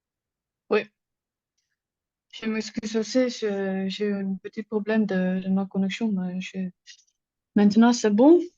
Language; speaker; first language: French; non-native, learner; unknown